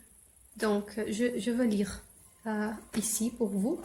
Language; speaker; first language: French; non-native, learner; English